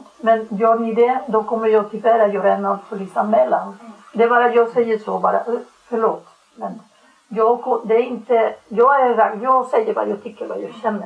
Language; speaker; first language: Swedish; non-native, fluent; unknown